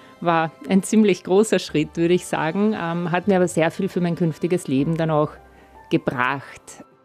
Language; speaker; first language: German; early bilingual, other home language; Russian